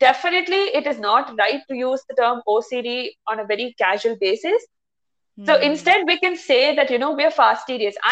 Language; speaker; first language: English; non-native, local second language; Tamil